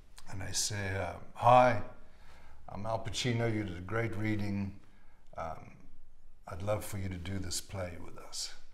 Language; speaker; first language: English; non-native, local second language; Afrikaans